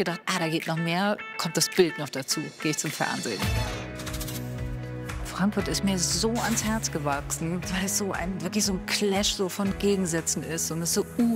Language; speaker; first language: German; native; German